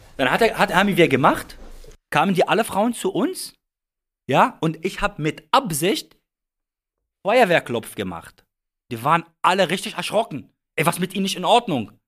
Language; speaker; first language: German; non-native, fluent; Arabic